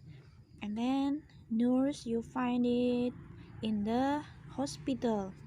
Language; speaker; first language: English; non-native, fluent; Indonesian